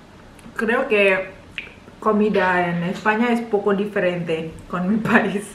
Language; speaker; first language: Spanish; non-native, learner; Indonesian